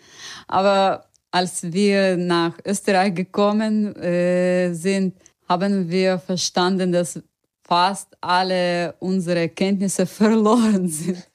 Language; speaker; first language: German; non-native, learner; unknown